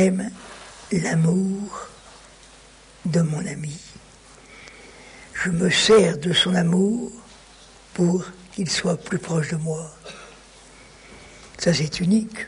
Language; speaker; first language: French; native; French